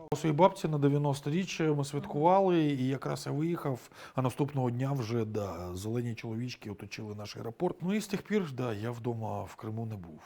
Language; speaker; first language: Ukrainian; non-native, local second language; Russian